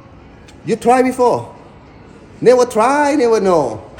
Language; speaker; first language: English; non-native, learner; Thai